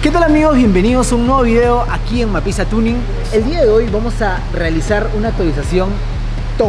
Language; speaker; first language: Spanish; native; Spanish